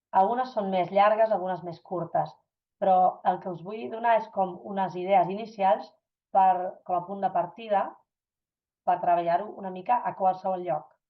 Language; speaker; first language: Catalan; non-native, fluent; German